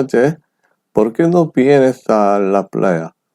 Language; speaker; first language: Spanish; non-native, fluent; Korean